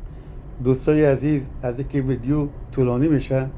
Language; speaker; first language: Persian; native; Persian